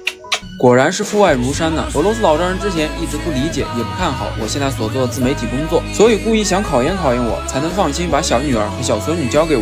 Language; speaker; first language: Chinese; native; Chinese